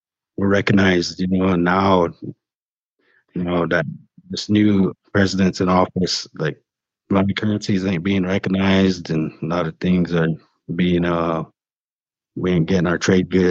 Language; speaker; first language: English; native; English